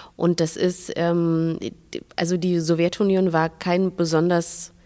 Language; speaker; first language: German; non-native, fluent; Belarusian